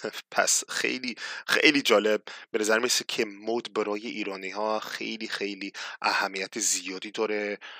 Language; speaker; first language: Persian; non-native, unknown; English